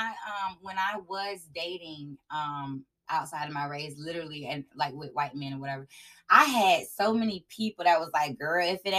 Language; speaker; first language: English; native; English